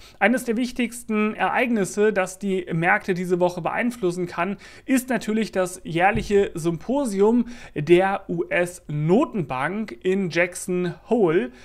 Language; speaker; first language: German; native; German